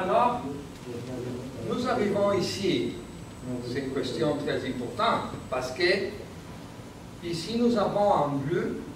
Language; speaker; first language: French; non-native, learner; Spanish